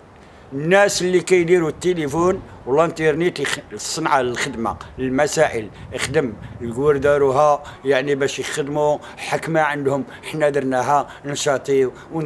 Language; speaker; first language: Arabic; native; Arabic